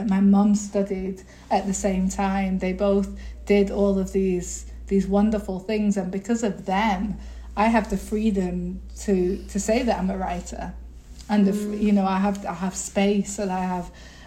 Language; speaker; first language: English; native; English